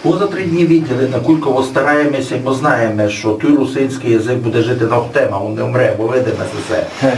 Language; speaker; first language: Ukrainian; native; Ukrainian